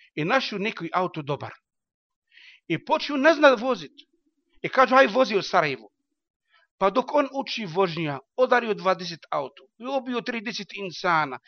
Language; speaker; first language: Bosnian; non-native, learner; Arabic